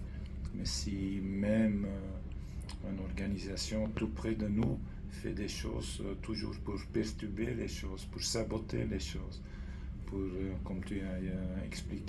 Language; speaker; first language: French; non-native, fluent; Dutch